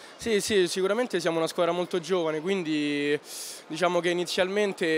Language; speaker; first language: Italian; native; Italian